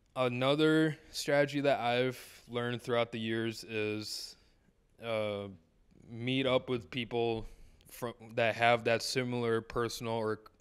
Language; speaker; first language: English; native; English